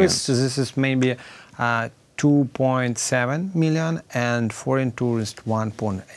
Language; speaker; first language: English; non-native, learner; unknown